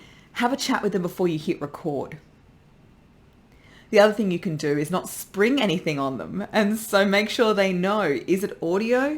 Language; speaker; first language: English; native; English